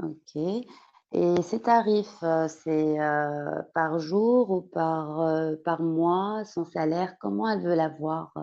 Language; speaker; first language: French; non-native, fluent; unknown